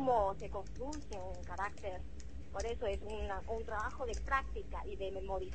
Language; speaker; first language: Spanish; non-native, fluent; Chinese